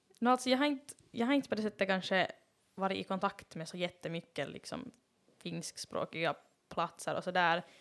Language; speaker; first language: Swedish; native; Swedish